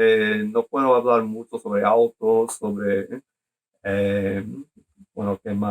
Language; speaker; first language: Spanish; non-native, learner; English